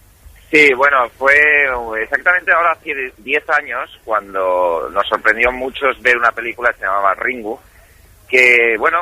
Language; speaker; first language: Spanish; native; Spanish